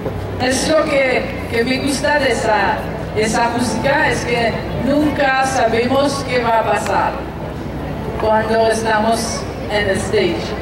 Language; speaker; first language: Spanish; non-native, learner; French